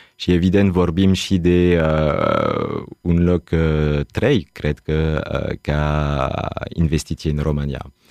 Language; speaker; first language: Romanian; non-native, fluent; French